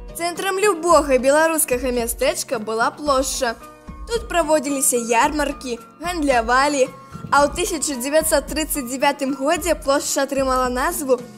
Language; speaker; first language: Belarusian; native; Belarusian